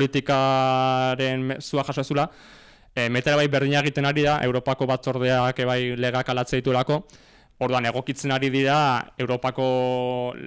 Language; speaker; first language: Basque; native; Basque